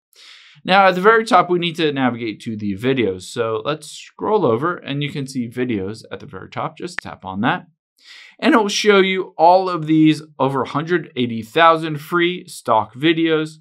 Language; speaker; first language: English; native; English